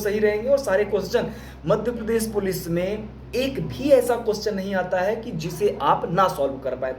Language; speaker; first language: Hindi; native; Hindi